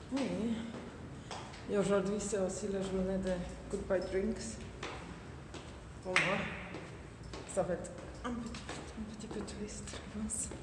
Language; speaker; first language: French; non-native, fluent; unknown